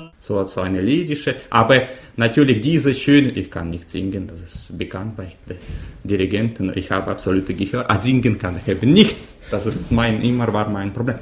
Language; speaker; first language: German; non-native, fluent; Russian